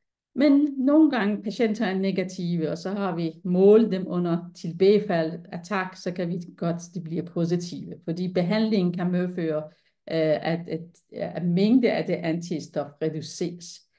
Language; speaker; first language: Danish; non-native, fluent; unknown